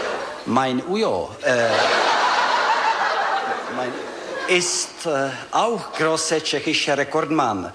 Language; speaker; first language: German; non-native, learner; Czech